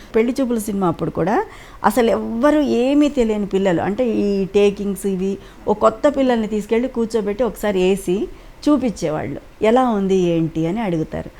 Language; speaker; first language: Telugu; native; Telugu